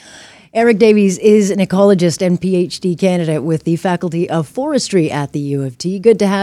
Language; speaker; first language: English; native; English